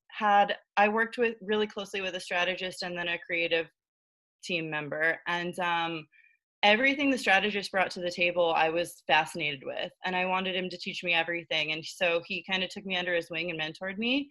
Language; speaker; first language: English; native; English